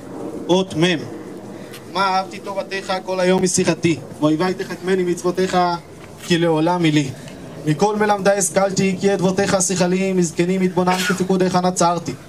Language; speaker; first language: Hebrew; native; Hebrew